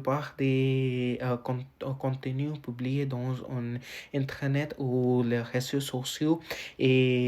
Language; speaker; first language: French; non-native, learner; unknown